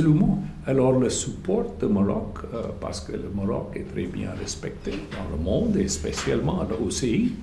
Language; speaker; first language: French; non-native, fluent; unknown